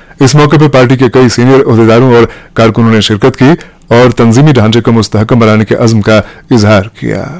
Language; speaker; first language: Urdu; non-native, local second language; Kashmiri